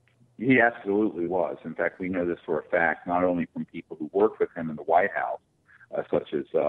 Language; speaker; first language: English; native; English